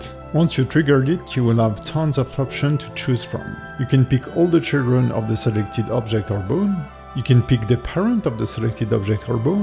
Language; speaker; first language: English; non-native, fluent; French